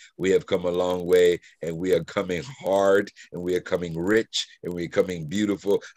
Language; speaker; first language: English; native; English